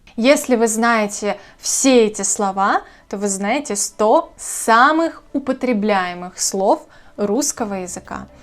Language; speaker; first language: Russian; native; Russian